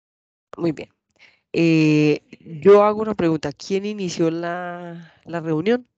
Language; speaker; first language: Spanish; native; Spanish